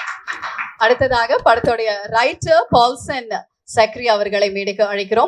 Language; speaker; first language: Tamil; native; Tamil